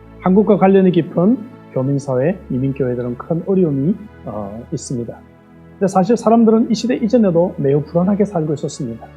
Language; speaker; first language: Korean; native; Korean